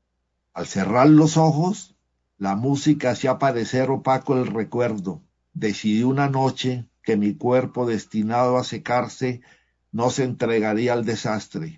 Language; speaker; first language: Spanish; native; Spanish